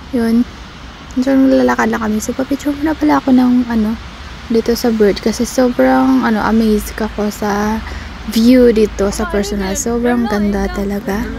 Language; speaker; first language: Filipino; non-native, local second language; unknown